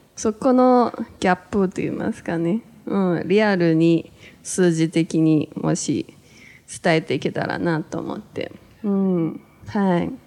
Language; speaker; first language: Japanese; native; Japanese